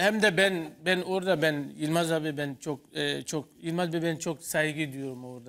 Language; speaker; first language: Turkish; non-native, learner; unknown